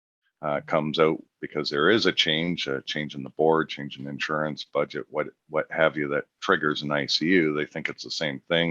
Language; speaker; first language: English; native; English